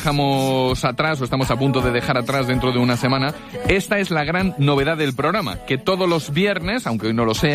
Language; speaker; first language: Spanish; native; Spanish